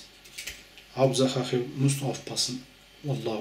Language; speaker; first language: German; non-native, fluent; Arabic